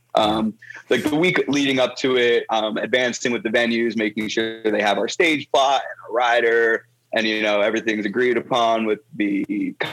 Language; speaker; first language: English; native; English